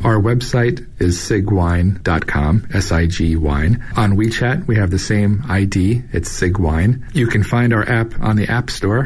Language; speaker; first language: English; native; English